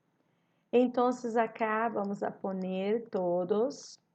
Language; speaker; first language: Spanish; non-native, learner; Portuguese